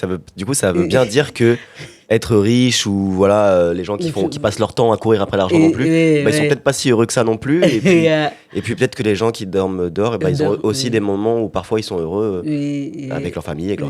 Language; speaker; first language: French; native; French